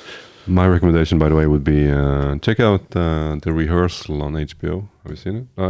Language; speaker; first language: English; non-native, fluent; Norwegian